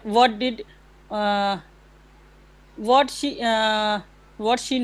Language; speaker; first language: English; non-native, learner; Hindi